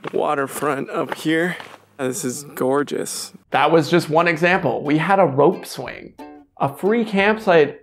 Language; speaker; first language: English; native; English